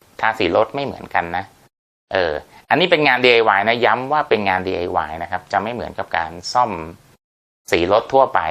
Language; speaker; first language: Thai; native; Thai